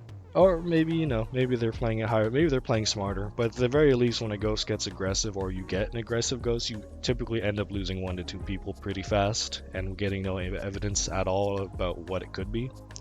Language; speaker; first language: English; native; English